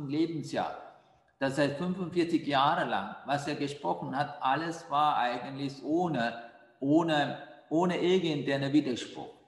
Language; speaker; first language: German; non-native, fluent; Sinhala